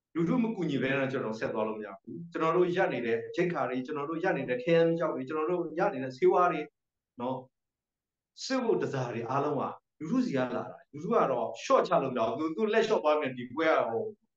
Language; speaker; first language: Burmese; non-native, local second language; S'gaw Karen